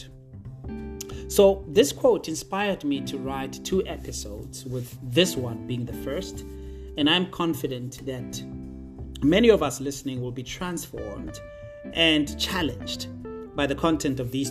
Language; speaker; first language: English; non-native, local second language; Tswana